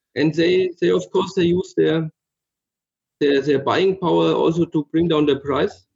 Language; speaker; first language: English; non-native, fluent; German